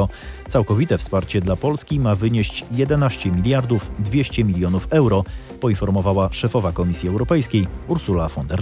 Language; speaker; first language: Polish; native; Polish